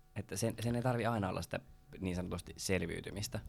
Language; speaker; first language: Finnish; non-native, local second language; Swedish